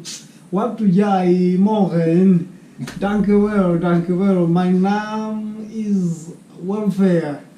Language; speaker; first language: Dutch; non-native, learner; Swahili